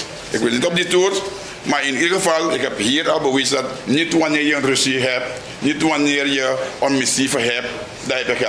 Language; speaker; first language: Dutch; non-native, local second language; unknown